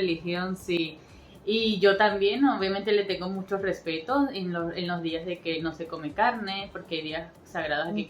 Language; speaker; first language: Spanish; native; Spanish